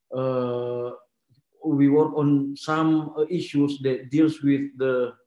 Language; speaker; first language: English; non-native, fluent; Indonesian